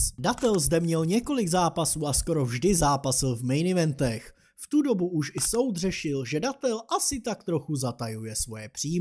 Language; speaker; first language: Czech; native; Czech